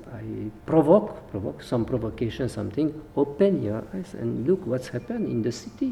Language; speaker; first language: English; non-native, learner; Hungarian